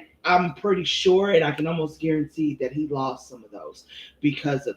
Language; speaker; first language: English; native; English